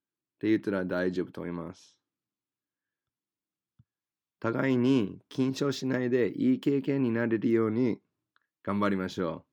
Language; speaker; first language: Japanese; non-native, fluent; English